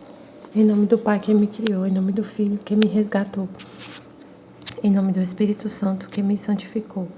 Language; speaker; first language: Portuguese; native; Portuguese